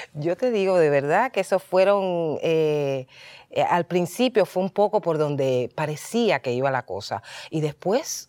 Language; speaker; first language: Spanish; native; Spanish